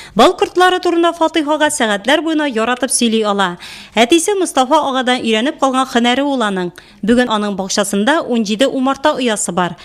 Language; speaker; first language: Tatar; native; Tatar